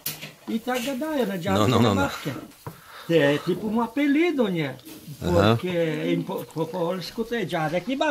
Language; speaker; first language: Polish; early bilingual, heritage; Polish